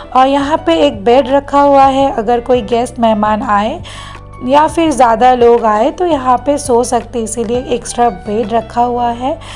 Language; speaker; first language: Hindi; non-native, local second language; Bangla